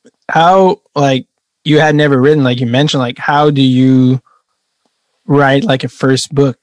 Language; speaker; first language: English; non-native, fluent; French